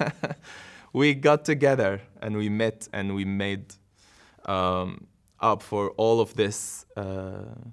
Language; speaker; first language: English; non-native, fluent; Arabic